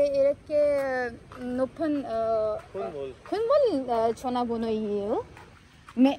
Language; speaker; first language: Korean; non-native, learner; Urdu